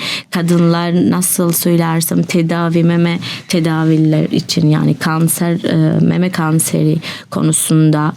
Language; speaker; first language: Turkish; non-native, learner; Albanian